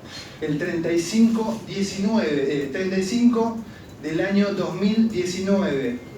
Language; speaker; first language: Spanish; native; Spanish